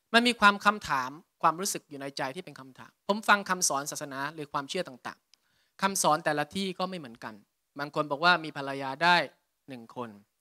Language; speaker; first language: Thai; native; Thai